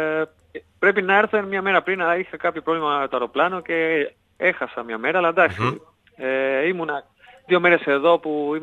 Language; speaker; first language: Greek; non-native, learner; Spanish